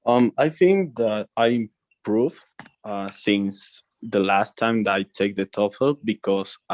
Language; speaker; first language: English; non-native, learner; Spanish